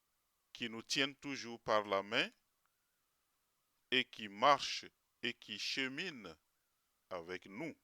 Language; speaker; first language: French; native; French